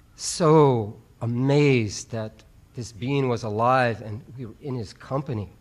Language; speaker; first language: English; native; English